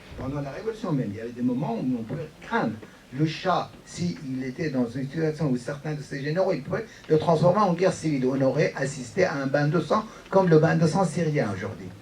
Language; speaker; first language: French; non-native, fluent; Persian